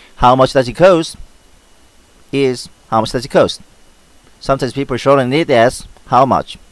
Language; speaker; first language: English; non-native, fluent; Korean